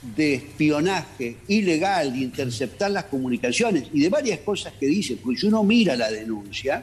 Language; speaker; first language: Spanish; native; Spanish